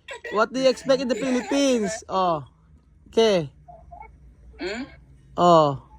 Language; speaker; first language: English; non-native, learner; Filipino